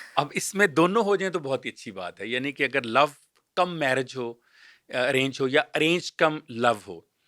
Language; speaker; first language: Urdu; native; Urdu